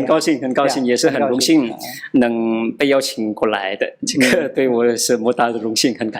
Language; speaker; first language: Chinese; non-native, fluent; Madurese